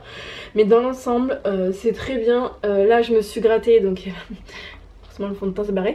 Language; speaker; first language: French; native; French